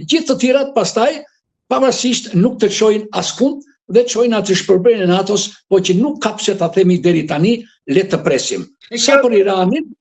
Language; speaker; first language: Albanian; native; Albanian